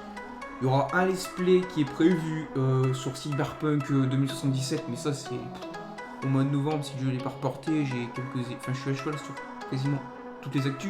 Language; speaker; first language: French; native; French